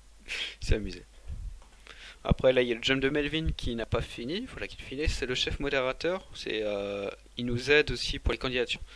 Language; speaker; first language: French; native; French